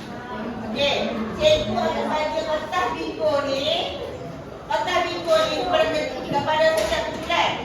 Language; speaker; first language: Malay; native; Malay